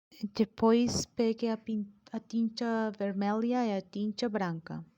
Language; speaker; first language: Portuguese; non-native, learner; Spanish